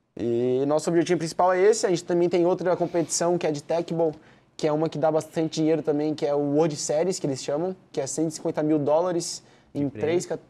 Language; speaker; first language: Portuguese; native; Portuguese